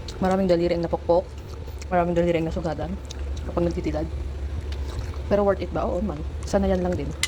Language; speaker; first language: Filipino; non-native, local second language; Bikol